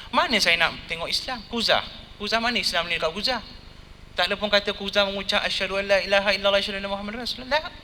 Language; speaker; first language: Malay; non-native, local second language; Tamil